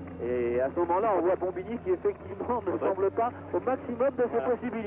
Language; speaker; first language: French; native; French